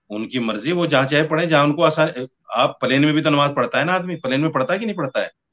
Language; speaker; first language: Hindi; native; Hindi